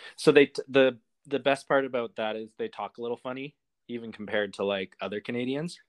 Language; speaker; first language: English; native; English